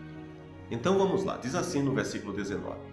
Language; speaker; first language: Portuguese; native; Portuguese